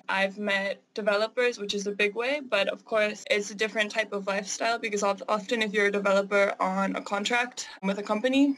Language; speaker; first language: English; native; English